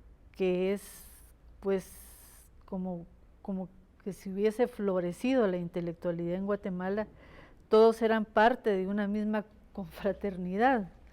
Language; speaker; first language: Spanish; native; Spanish